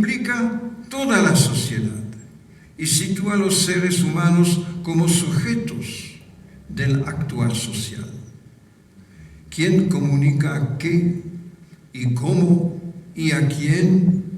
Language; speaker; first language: Spanish; non-native, fluent; French